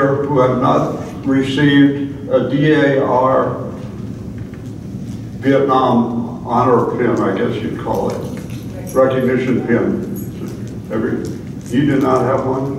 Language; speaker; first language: English; native; English